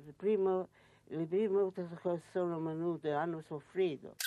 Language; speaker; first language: Italian; early bilingual, heritage; Italian